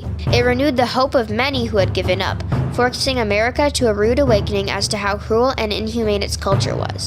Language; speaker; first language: English; native; English